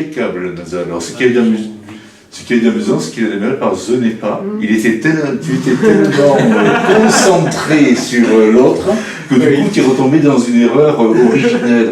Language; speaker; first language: French; native; French